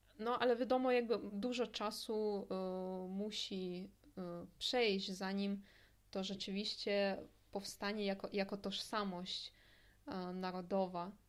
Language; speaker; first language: Polish; non-native, fluent; Russian